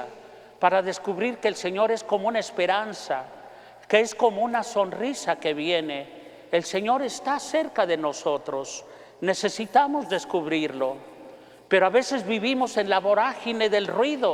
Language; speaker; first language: Spanish; native; Spanish